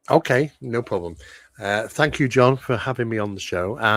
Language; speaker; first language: English; native; English